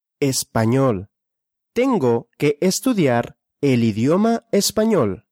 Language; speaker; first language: Spanish; non-native, fluent; Russian